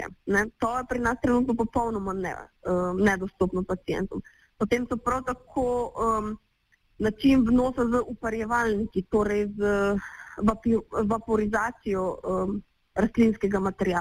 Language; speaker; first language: Slovenian; native; Slovenian